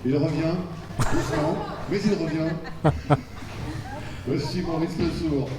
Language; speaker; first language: French; native; French